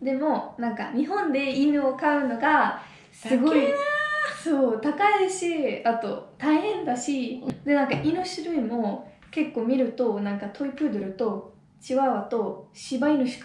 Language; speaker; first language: Japanese; non-native, fluent; Italian